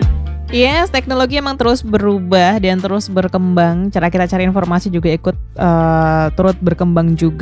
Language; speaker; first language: Indonesian; native; Indonesian